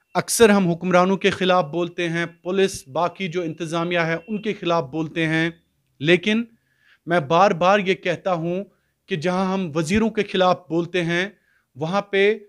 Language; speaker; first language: Hindi; non-native, local second language; Kashmiri